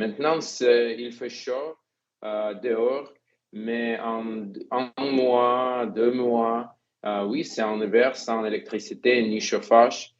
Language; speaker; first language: French; non-native, fluent; Ukrainian